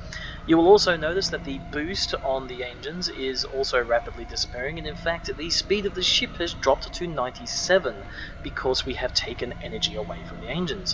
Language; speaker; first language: English; native; English